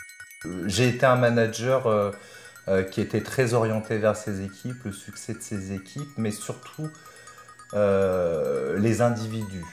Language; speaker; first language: French; native; French